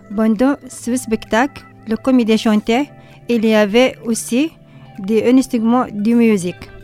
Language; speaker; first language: French; non-native, learner; Arabic